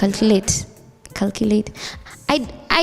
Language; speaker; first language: English; non-native, local second language; Swahili